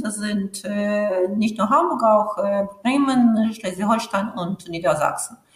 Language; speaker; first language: German; non-native, fluent; Ukrainian